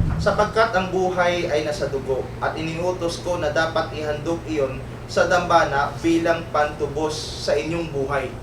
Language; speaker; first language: Filipino; native; Filipino